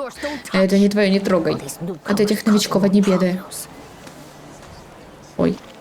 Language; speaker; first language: Russian; native; Russian